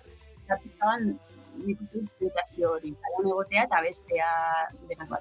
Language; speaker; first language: Basque; non-native, local second language; Spanish